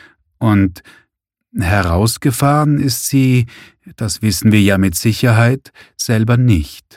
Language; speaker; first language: German; native; German